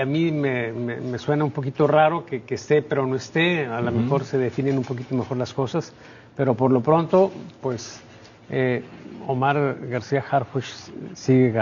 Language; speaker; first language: Spanish; native; Spanish